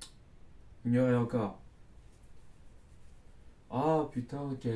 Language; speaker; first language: French; native; French